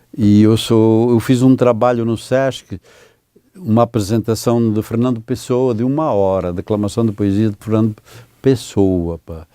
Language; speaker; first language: Portuguese; native; Portuguese